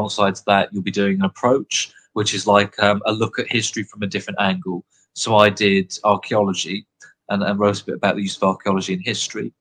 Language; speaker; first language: English; native; English